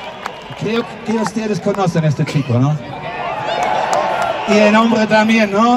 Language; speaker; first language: Spanish; non-native, fluent; German